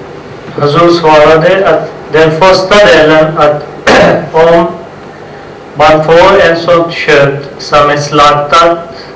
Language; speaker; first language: Swedish; non-native, fluent; Urdu